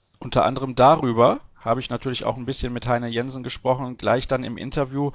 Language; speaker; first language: German; native; German